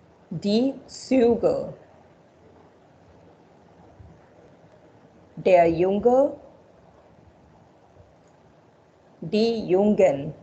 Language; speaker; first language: German; non-native, fluent; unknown